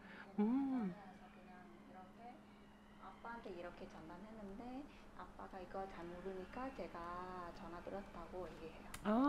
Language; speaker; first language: Korean; non-native, fluent; Vietnamese